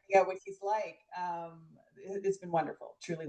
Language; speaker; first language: English; native; English